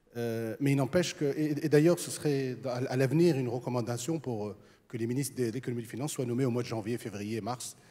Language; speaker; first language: French; non-native, local second language; Arabic